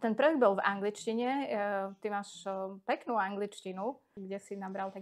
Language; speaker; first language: Slovak; native; Slovak